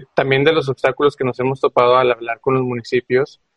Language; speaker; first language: Spanish; native; Spanish